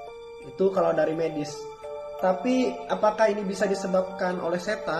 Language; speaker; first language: Indonesian; native; Indonesian